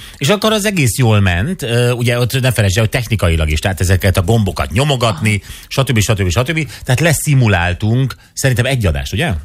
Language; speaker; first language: Hungarian; native; Hungarian